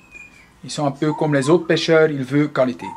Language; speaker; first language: French; non-native, local second language; Dutch